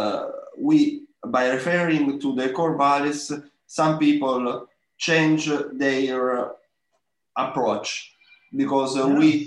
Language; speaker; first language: English; non-native, learner; Italian